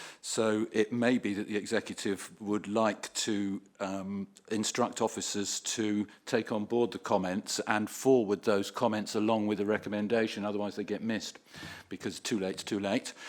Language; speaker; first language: English; native; English